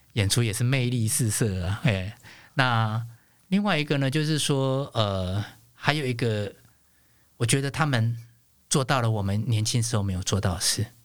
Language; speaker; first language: Chinese; non-native, local second language; Hakka Chinese